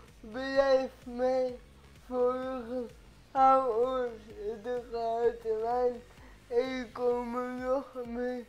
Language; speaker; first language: Dutch; early bilingual, other home language; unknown